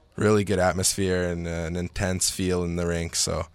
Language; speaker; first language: English; native; English